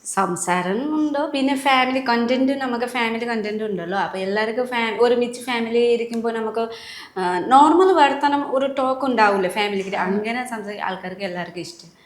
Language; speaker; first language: Malayalam; non-native, learner; Nepali